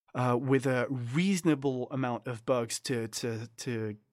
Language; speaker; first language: English; non-native, fluent; French